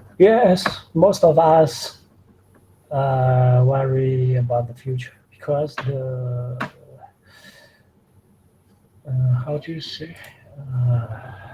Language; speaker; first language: English; non-native, learner; Chinese